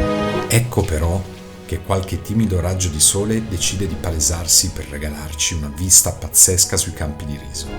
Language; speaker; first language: Italian; native; Italian